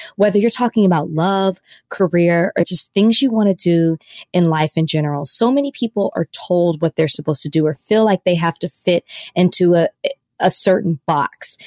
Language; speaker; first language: English; native; English